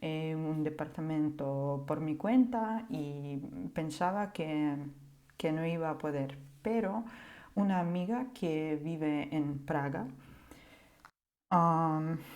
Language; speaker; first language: Spanish; non-native, fluent; Ukrainian